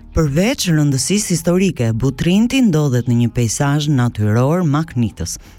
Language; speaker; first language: Albanian; early bilingual, heritage; Albanian